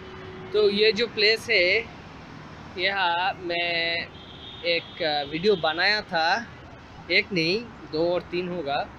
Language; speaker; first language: Hindi; non-native, learner; Bangla